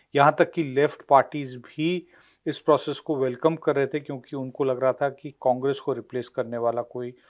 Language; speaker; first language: Hindi; native; Hindi